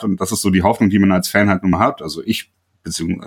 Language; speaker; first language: German; native; German